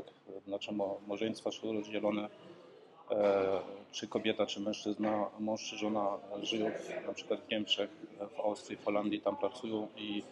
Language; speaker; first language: Polish; early bilingual, heritage; Polish